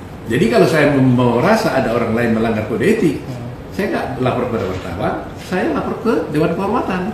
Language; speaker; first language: Indonesian; native; Indonesian